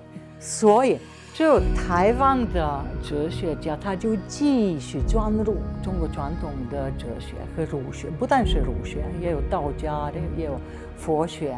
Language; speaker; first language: Chinese; non-native, fluent; Slovenian